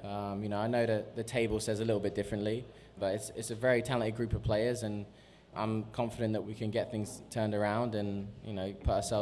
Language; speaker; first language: English; native; English